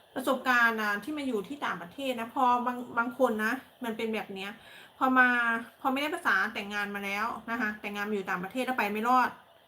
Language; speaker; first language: Thai; native; Thai